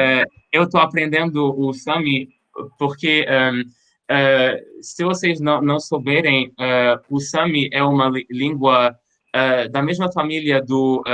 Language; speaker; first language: Portuguese; non-native, fluent; French